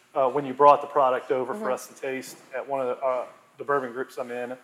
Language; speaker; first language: English; native; English